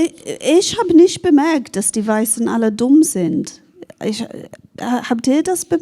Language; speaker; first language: German; non-native, fluent; English